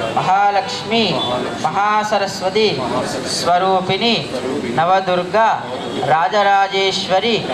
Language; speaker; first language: Telugu; native; Telugu